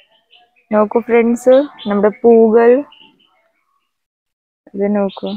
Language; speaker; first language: Malayalam; non-native, local second language; Hindi